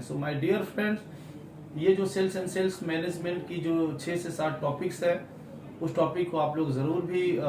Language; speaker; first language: Hindi; native; Hindi